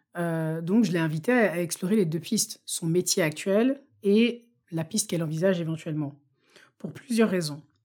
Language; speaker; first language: French; non-native, local second language; Bambara